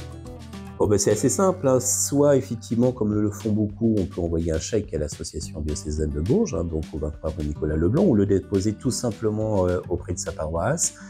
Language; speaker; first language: French; native; French